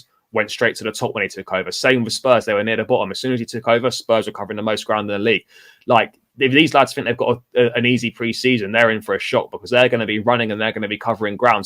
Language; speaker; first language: English; native; English